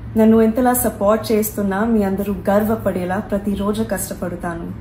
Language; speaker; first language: Telugu; non-native, learner; Hindi